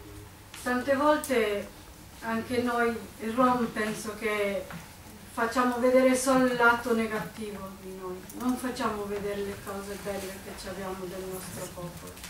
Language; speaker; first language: Italian; non-native, fluent; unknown